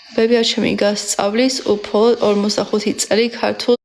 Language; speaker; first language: English; early bilingual, other home language; Georgian